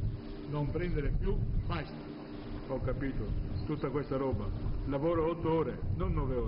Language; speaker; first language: Italian; non-native, learner; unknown